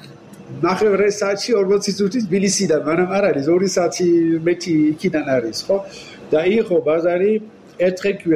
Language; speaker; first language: Georgian; non-native, learner; French